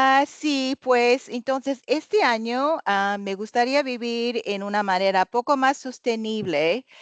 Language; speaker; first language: Spanish; non-native, learner; English